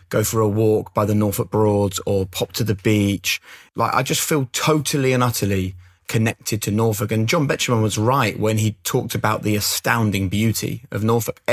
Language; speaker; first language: English; native; English